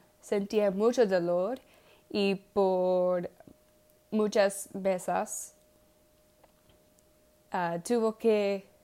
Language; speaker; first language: Spanish; non-native, learner; English